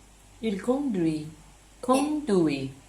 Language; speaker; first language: French; non-native, learner; Chinese